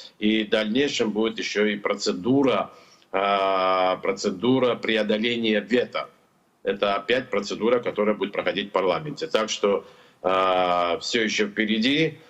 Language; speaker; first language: Russian; non-native, local second language; Georgian